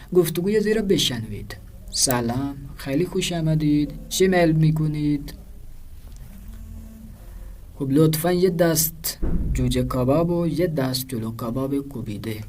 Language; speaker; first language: Persian; non-native, fluent; Urdu